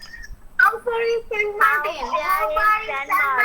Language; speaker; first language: English; non-native, learner; Bangla